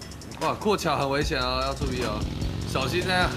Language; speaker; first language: Chinese; native; Chinese